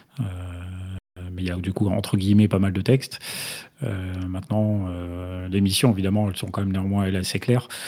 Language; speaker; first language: French; native; French